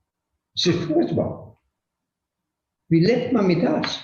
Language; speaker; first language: German; non-native, fluent; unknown